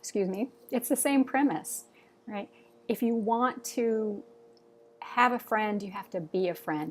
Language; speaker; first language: English; native; English